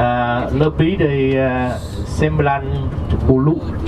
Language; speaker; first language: Indonesian; non-native, learner; Vietnamese